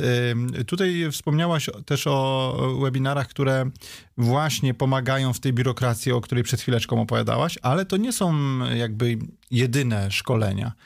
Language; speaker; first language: Polish; native; Polish